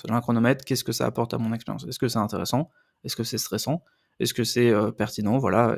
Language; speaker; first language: French; native; French